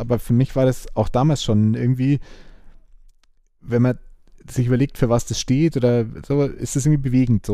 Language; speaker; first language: German; native; German